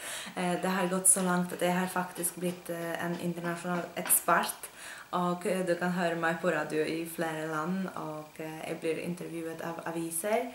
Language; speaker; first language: Norwegian; non-native, fluent; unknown